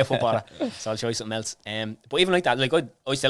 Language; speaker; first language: English; native; English